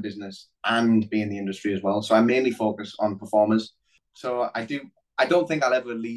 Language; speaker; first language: English; native; English